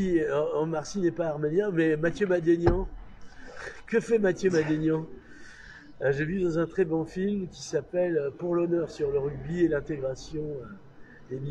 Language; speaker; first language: French; native; French